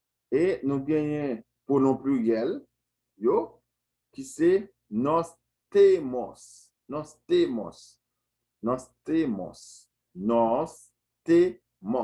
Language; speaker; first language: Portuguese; non-native, fluent; Haitian Creole